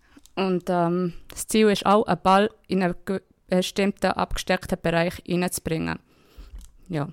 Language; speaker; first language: German; native; German